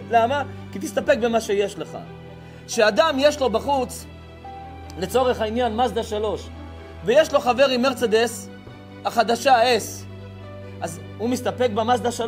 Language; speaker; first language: Hebrew; native; Hebrew